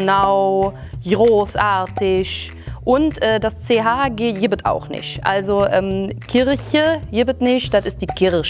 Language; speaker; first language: German; native; German